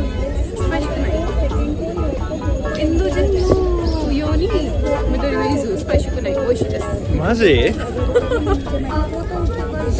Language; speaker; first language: Japanese; non-native, learner; Hindi